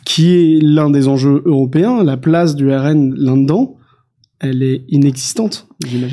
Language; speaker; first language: French; native; French